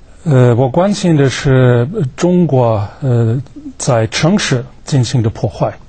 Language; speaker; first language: Chinese; non-native, fluent; German